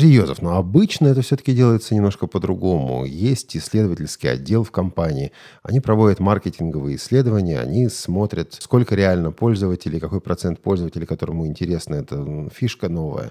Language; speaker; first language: Russian; native; Russian